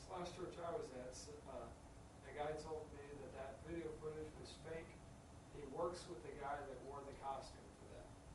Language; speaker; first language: English; native; English